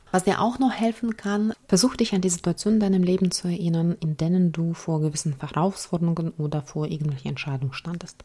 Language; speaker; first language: German; non-native, fluent; Ukrainian